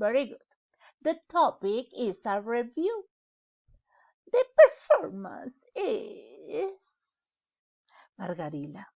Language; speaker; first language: English; non-native, learner; Spanish